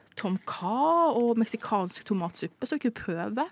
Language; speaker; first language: Norwegian; non-native, fluent; Filipino